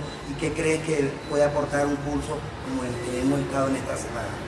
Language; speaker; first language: Spanish; native; Spanish